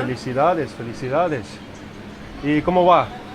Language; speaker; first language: Spanish; non-native, learner; English